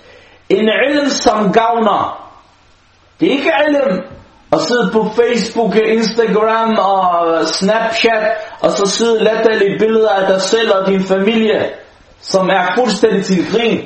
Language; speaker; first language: Danish; non-native, local second language; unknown